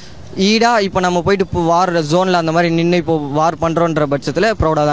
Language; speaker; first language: Tamil; native; Tamil